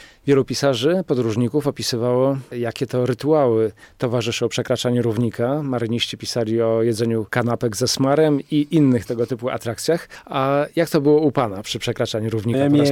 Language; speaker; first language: Polish; native; Polish